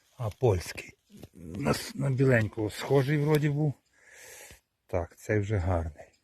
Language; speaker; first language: Ukrainian; native; Ukrainian